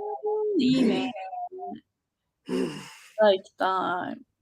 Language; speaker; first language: Japanese; native; Japanese